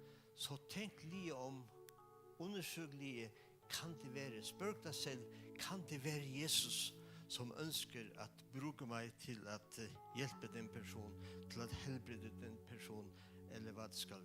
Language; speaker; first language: Danish; non-native, local second language; Faroese